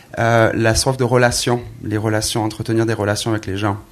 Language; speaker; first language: French; native; French